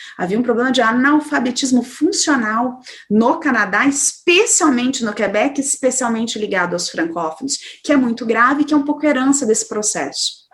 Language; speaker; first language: Portuguese; native; Portuguese